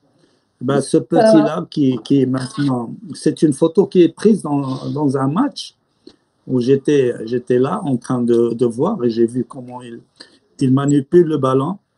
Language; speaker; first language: French; non-native, local second language; Arabic